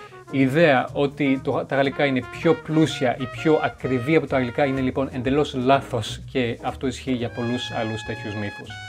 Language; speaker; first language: Greek; non-native, fluent; French